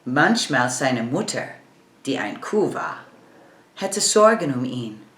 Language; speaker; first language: German; non-native, learner; English